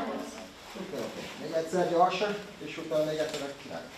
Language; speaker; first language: Hungarian; non-native, learner; Portuguese